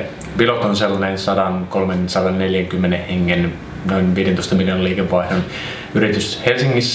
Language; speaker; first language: Finnish; native; Finnish